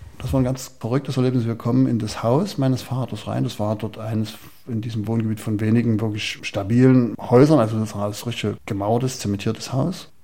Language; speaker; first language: German; native; German